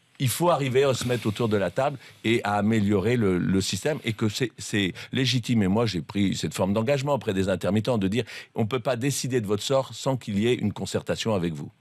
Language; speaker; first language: French; native; French